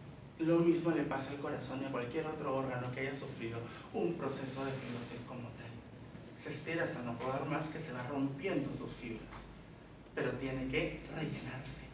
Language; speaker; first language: Spanish; native; Spanish